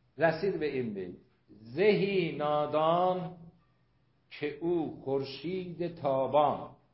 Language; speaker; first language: Persian; non-native, local second language; Azerbaijani